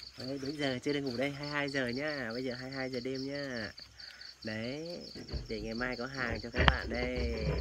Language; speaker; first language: Vietnamese; non-native, local second language; Tày